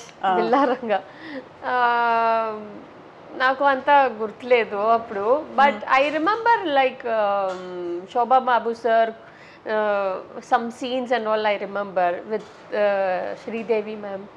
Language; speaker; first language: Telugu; non-native, local second language; Tamil